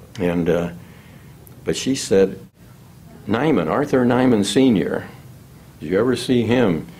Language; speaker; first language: English; native; English